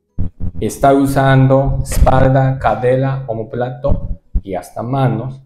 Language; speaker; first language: Spanish; non-native, learner; Japanese